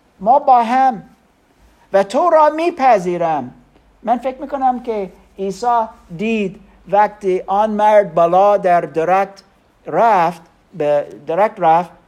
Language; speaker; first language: Persian; non-native, learner; German